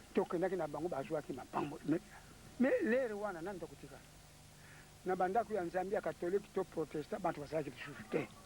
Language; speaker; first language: Lingala; non-native, local second language; Kongo